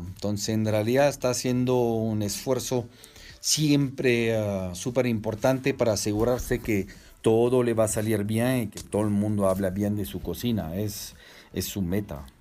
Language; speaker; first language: Spanish; non-native, fluent; French